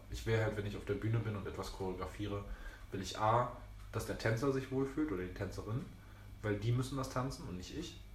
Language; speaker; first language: German; early bilingual, other home language; Greek